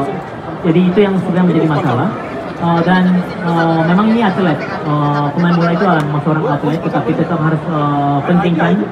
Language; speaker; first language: Indonesian; non-native, fluent; Korean